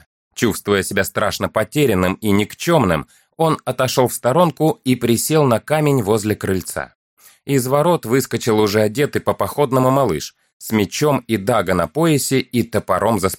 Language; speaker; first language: Russian; native; Russian